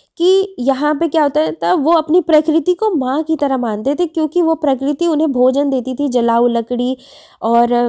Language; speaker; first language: Hindi; native; Hindi